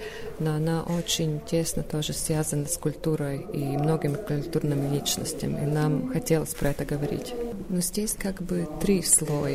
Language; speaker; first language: Russian; non-native, local second language; Latvian